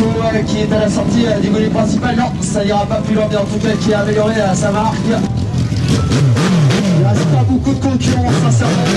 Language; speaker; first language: French; native; French